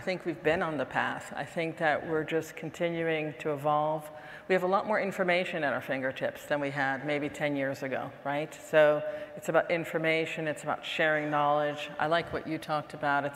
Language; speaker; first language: English; non-native, fluent; Dutch